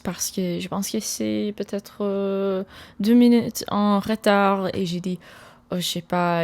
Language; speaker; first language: French; non-native, learner; English